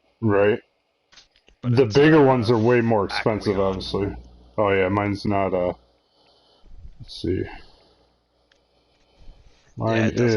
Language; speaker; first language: English; native; English